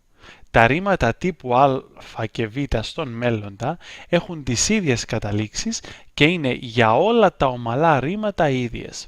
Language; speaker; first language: Greek; native; Greek